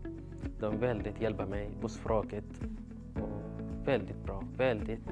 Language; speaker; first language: Swedish; non-native, learner; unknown